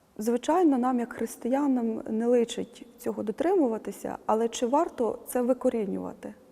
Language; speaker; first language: Ukrainian; native; Ukrainian